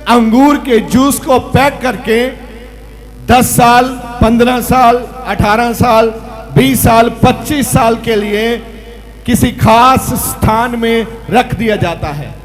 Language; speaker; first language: Hindi; non-native, local second language; Punjabi